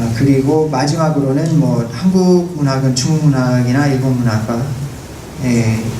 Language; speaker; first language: Korean; non-native, fluent; English